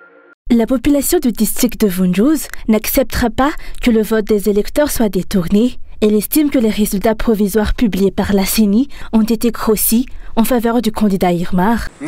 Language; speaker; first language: French; non-native, local second language; Malagasy